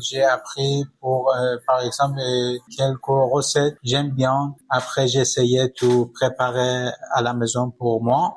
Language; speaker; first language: French; non-native, learner; Persian